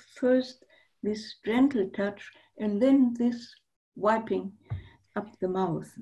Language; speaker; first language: English; non-native, fluent; German